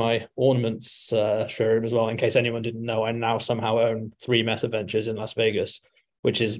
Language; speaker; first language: English; native; English